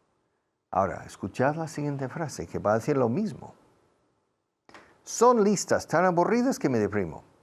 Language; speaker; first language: Spanish; non-native, fluent; English